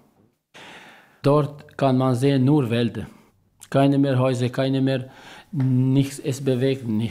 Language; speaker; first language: German; non-native, learner; Albanian